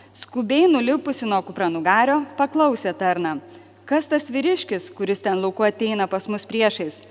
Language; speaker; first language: Lithuanian; native; Lithuanian